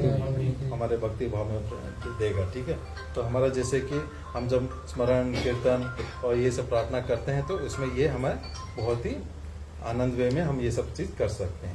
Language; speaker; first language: Hindi; native; Hindi